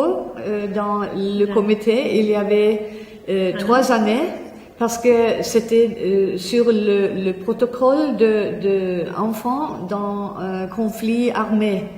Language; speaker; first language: French; non-native, fluent; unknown